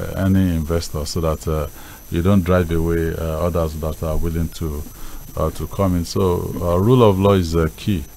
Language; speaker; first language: English; non-native, local second language; Yoruba